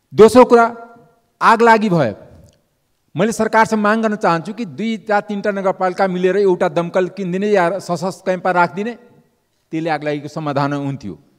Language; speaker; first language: Nepali; non-native, local second language; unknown